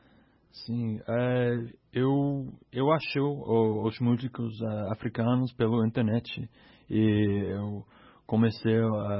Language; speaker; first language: Portuguese; non-native, learner; English